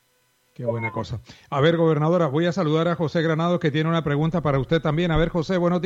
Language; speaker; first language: Spanish; native; Spanish